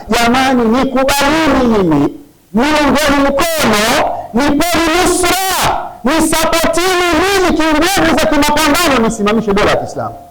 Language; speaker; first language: Swahili; native; Swahili